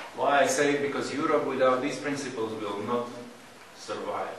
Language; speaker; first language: English; non-native, fluent; Slovak